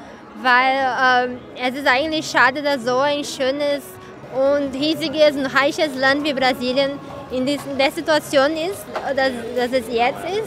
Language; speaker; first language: German; non-native, fluent; Portuguese